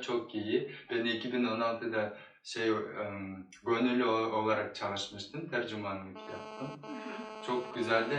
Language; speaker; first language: Turkish; non-native, learner; Kyrgyz